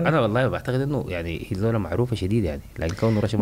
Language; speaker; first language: Arabic; native; Arabic